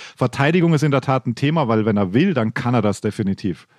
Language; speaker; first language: German; native; German